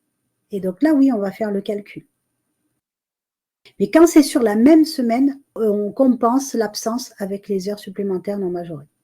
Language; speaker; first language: French; native; French